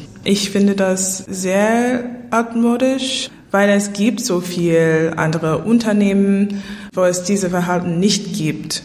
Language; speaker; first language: German; non-native, learner; English